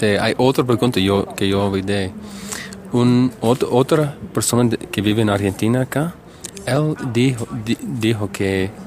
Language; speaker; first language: Spanish; non-native, learner; English